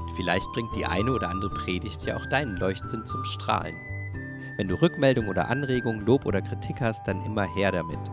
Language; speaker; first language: German; native; German